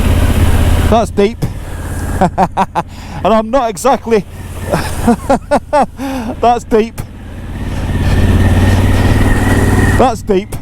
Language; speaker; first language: English; native; English